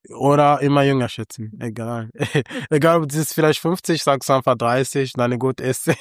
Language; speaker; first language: German; non-native, fluent; Kinyarwanda